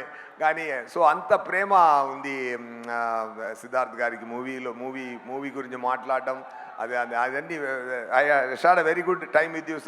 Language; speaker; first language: Telugu; non-native, learner; Tamil